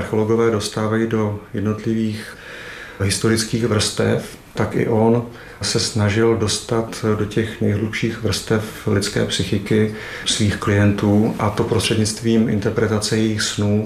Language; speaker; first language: Czech; native; Czech